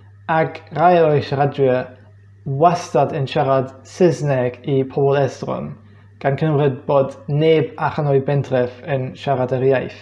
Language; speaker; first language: Welsh; non-native, fluent; English